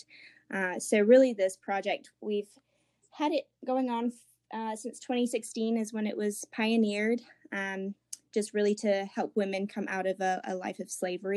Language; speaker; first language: English; native; English